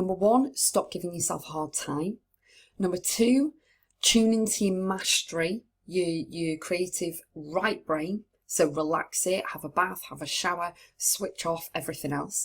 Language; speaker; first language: English; native; English